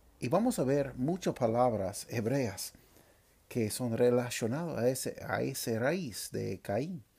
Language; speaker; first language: Spanish; non-native, fluent; English